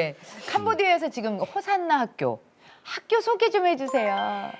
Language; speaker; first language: Korean; native; Korean